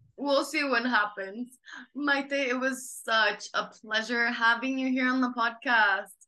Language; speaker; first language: English; non-native, fluent; Spanish